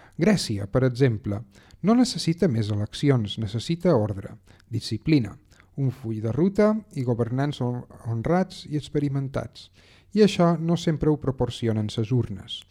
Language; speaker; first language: Catalan; native; Catalan